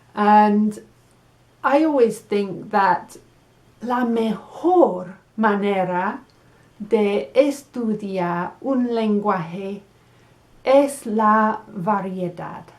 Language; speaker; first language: Spanish; non-native, fluent; English